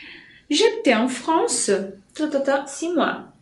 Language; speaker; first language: French; non-native, fluent; Portuguese